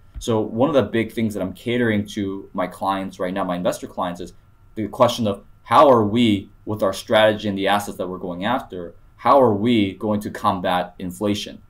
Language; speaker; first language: English; early bilingual, other home language; Korean